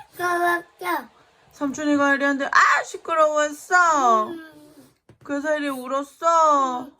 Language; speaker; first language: Korean; native; Korean